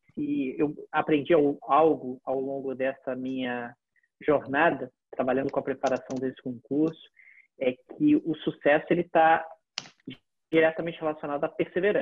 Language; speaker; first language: Portuguese; native; Portuguese